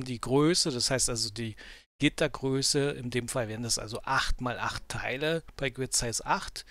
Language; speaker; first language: German; native; German